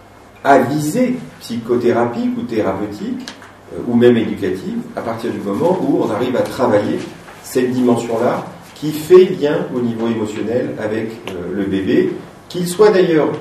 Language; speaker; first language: French; native; French